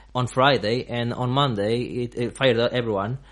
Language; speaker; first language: English; non-native, fluent; Portuguese